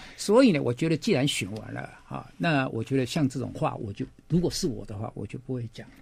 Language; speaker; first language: Chinese; native; Chinese